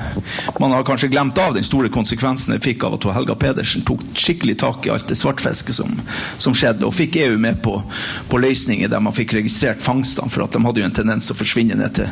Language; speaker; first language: Norwegian; native; Norwegian